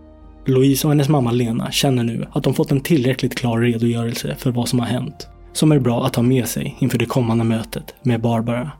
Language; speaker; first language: Swedish; native; Swedish